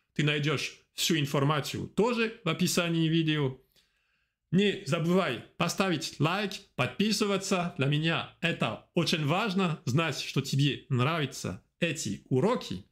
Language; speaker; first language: Russian; non-native, fluent; French